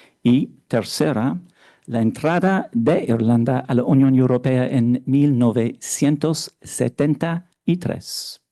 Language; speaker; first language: Spanish; non-native, fluent; English